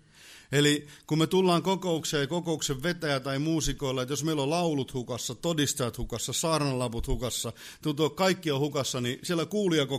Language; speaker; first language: Finnish; native; Finnish